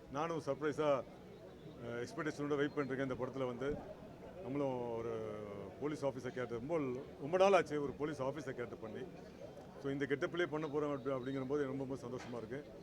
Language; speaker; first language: Tamil; native; Tamil